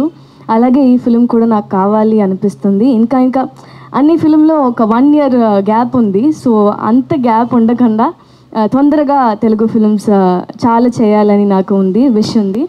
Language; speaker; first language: Telugu; non-native, learner; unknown